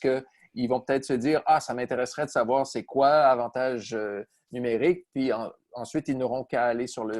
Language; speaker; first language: French; native; French